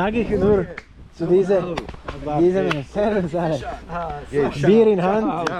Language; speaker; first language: German; non-native, learner; Slovak